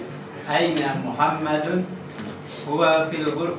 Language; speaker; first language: Arabic; non-native, learner; Indonesian